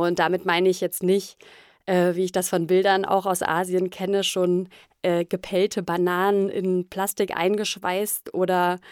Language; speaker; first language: German; native; German